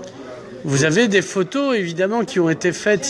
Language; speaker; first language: French; native; French